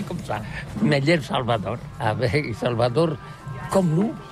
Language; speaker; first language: French; non-native, learner; Catalan